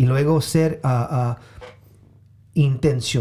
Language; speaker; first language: Spanish; early bilingual, heritage; Spanish